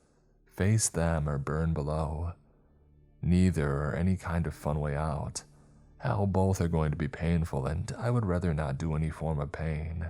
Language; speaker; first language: English; native; English